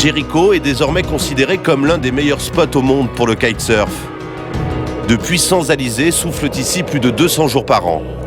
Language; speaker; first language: French; native; French